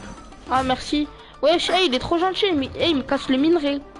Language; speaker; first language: French; native; French